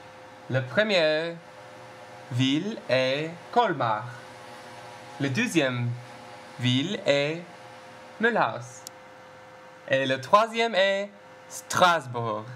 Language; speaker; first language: French; non-native, learner; English